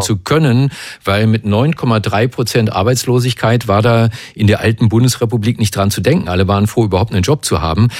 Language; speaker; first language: German; native; German